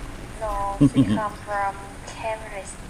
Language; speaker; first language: English; non-native, learner; Vietnamese